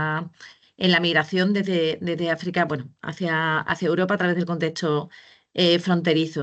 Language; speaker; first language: Spanish; native; Spanish